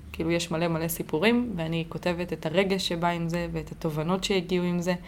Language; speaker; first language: Hebrew; native; Hebrew